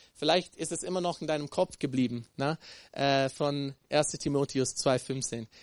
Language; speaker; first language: German; non-native, fluent; English